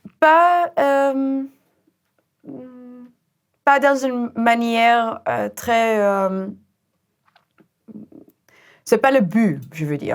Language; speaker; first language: French; non-native, fluent; Dutch